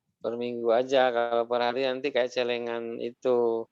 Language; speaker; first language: Indonesian; native; Indonesian